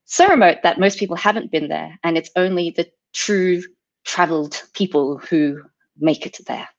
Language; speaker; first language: English; native; English